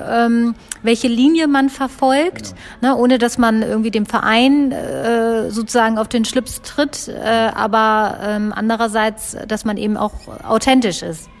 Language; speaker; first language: German; native; German